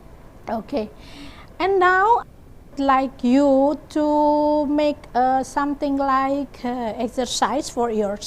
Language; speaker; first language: English; non-native, learner; Indonesian